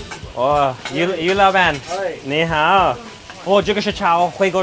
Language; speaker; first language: Chinese; non-native, learner; English